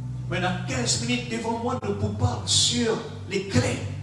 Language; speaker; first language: French; non-native, local second language; Morisyen